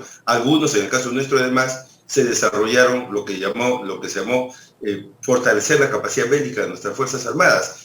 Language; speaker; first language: Spanish; native; Spanish